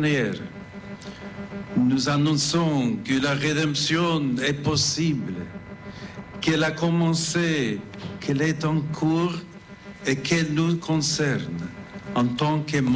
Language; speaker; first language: French; non-native, fluent; English